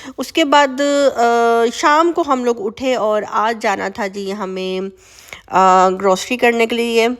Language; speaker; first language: Urdu; native; Urdu